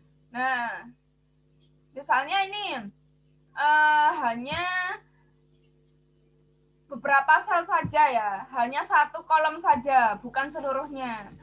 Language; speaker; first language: Indonesian; native; Indonesian